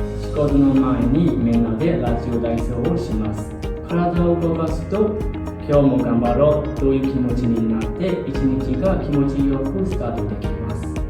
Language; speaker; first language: Japanese; non-native, fluent; Burmese